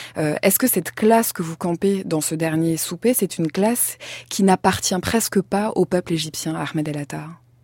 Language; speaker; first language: French; native; French